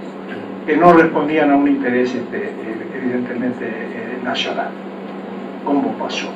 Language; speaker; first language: Spanish; native; Spanish